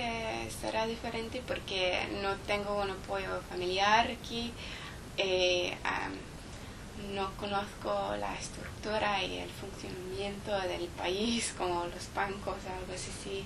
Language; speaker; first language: Spanish; non-native, learner; English